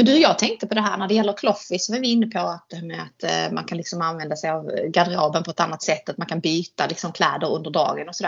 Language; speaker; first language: Swedish; native; Swedish